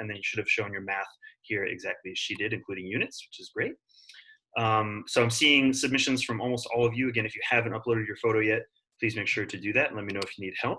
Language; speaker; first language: English; native; English